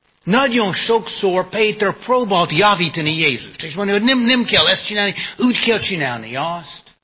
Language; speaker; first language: Hungarian; non-native, fluent; English